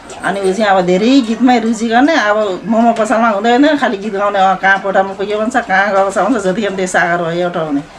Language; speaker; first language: Nepali; non-native, local second language; Limbu